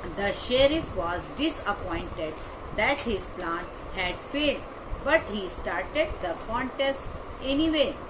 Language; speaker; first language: English; non-native, local second language; Hindi